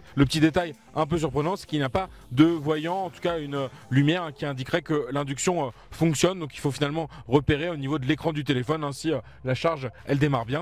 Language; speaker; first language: French; native; French